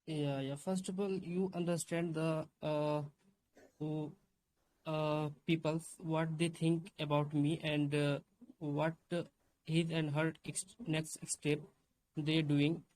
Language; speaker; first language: English; non-native, learner; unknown